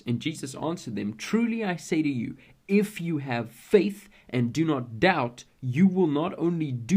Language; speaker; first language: English; native; English